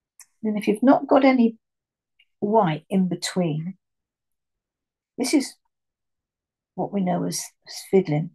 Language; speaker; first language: English; native; English